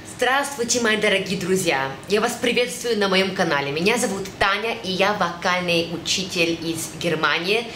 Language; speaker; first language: Russian; early bilingual, other home language; German